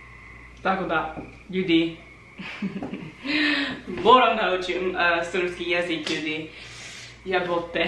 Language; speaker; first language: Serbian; non-native, learner; English